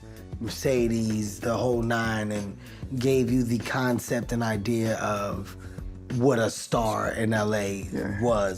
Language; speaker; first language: English; native; English